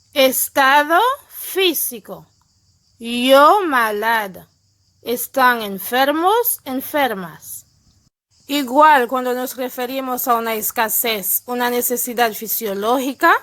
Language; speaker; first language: Spanish; non-native, fluent; Haitian Creole